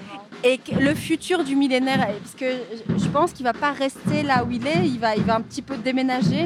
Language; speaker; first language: French; native; French